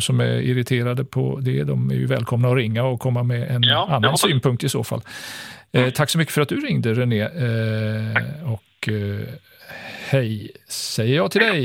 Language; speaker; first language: Swedish; native; Swedish